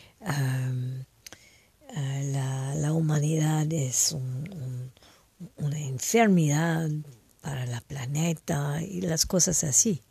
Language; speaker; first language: Spanish; non-native, fluent; French